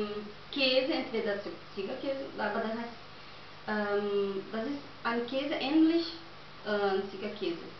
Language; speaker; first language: German; non-native, learner; Portuguese